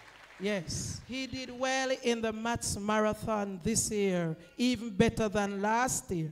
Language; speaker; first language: English; non-native, local second language; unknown